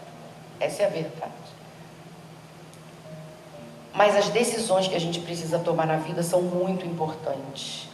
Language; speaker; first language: Portuguese; native; Portuguese